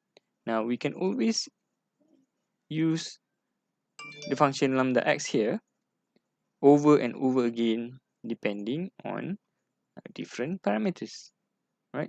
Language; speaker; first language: English; non-native, local second language; Malay